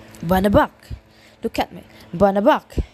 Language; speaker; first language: Turkish; non-native, learner; Indonesian